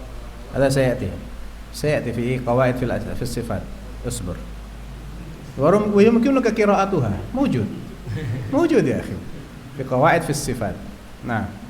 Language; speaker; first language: Arabic; non-native, fluent; Indonesian